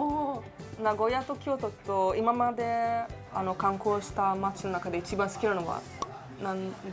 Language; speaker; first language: Japanese; non-native, fluent; Italian